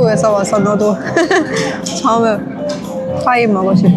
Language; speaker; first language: Korean; non-native, learner; Persian